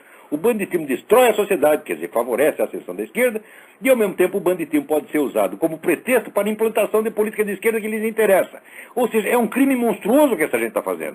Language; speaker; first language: Portuguese; native; Portuguese